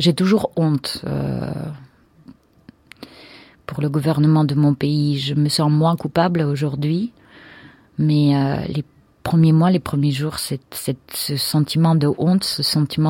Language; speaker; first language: French; non-native, fluent; Russian